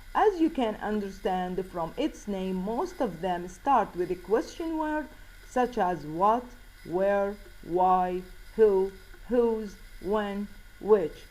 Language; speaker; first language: English; non-native, fluent; Arabic